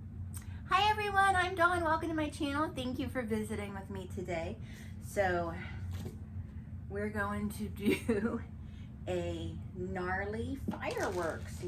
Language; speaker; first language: English; native; English